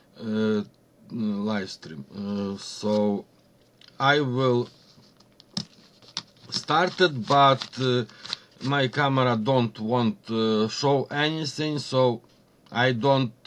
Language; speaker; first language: English; non-native, learner; Ukrainian